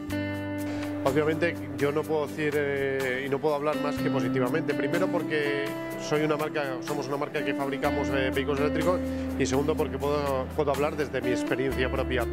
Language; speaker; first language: Spanish; native; Spanish